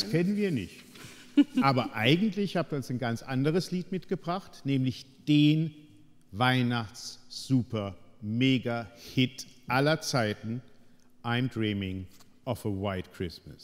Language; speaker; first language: German; native; German